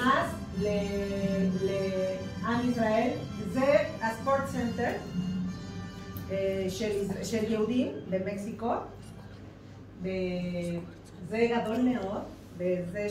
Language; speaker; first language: Hebrew; non-native, learner; Spanish